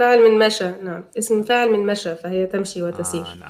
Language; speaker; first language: Arabic; native; Arabic